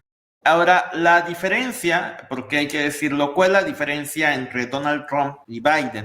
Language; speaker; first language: Spanish; native; Spanish